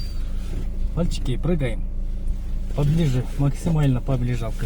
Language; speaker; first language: Russian; non-native, local second language; Kyrgyz